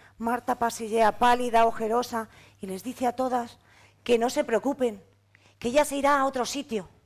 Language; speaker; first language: Spanish; native; Spanish